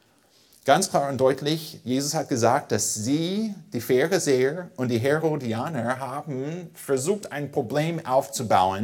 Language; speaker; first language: German; non-native, fluent; English